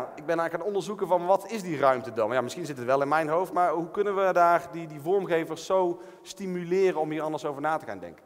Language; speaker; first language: Dutch; native; Dutch